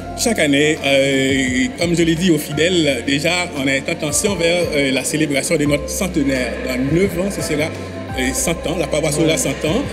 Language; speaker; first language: French; non-native, local second language; Haitian Creole